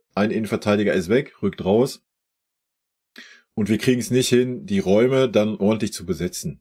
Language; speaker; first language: German; native; German